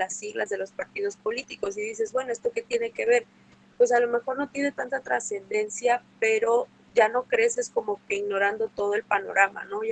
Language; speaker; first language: Spanish; native; Spanish